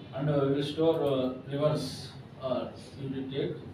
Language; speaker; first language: English; non-native, local second language; Telugu